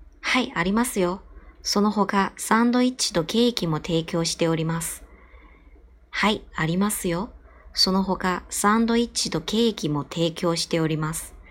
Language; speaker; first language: Japanese; non-native, fluent; Chinese